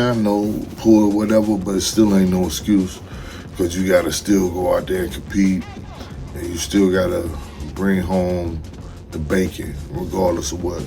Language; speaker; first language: English; native; English